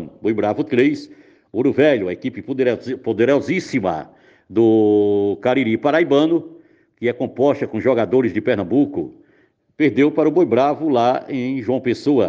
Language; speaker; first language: Portuguese; native; Portuguese